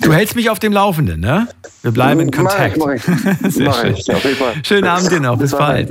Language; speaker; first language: German; native; German